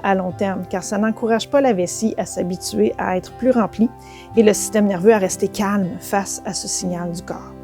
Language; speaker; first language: French; native; French